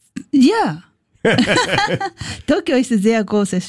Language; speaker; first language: German; non-native, learner; Japanese